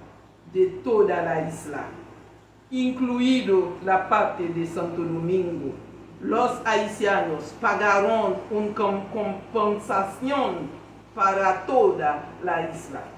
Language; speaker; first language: Spanish; non-native, learner; Haitian Creole